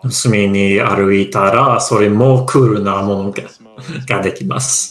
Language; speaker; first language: Japanese; non-native, learner; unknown